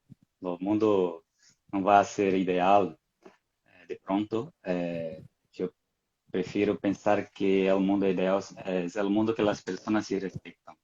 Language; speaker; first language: Spanish; non-native, fluent; Portuguese